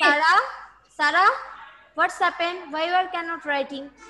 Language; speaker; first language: English; non-native, local second language; Bangla